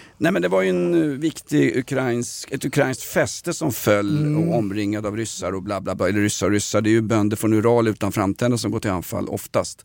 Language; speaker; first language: Swedish; native; Swedish